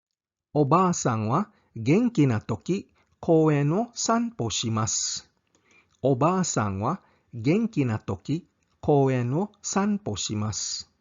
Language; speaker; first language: Japanese; non-native, fluent; English